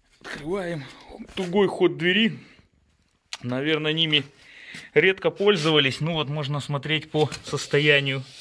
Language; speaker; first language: Russian; native; Russian